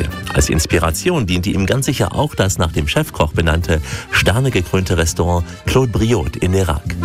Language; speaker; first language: German; native; German